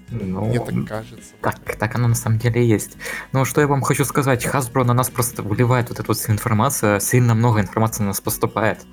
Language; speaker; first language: Russian; native; Russian